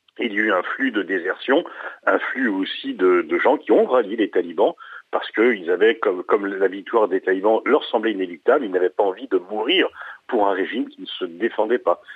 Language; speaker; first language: French; native; French